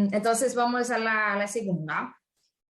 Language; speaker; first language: Spanish; non-native, fluent; Portuguese